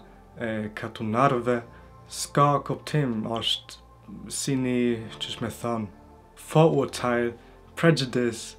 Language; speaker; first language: Albanian; early bilingual, heritage; Albanian